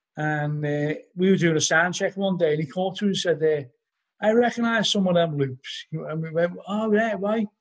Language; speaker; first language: English; native; English